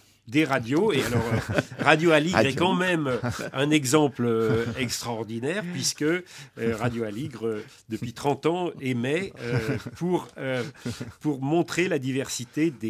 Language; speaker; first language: French; native; French